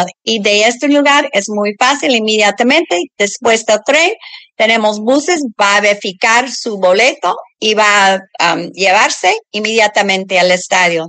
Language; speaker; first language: Spanish; early bilingual, other home language; English